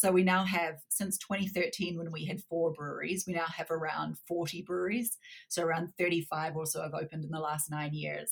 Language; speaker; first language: English; native; English